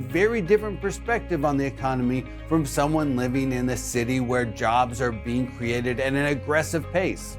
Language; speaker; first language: English; native; English